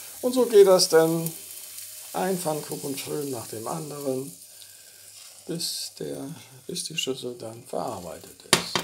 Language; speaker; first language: German; native; German